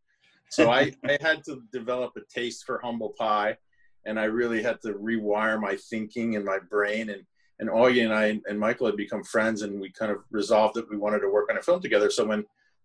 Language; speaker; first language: English; native; English